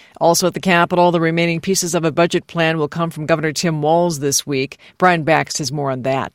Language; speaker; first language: English; native; English